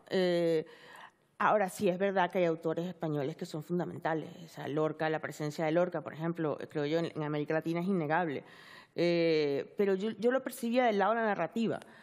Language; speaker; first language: Spanish; native; Spanish